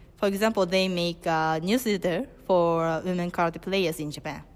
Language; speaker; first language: English; non-native, learner; Japanese